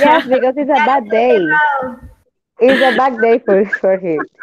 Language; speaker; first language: English; non-native, learner; Spanish